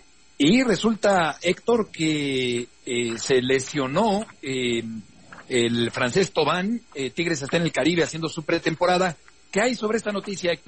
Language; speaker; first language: Spanish; native; Spanish